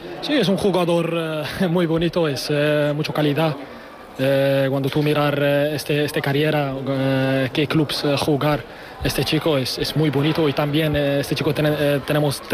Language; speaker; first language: Spanish; non-native, learner; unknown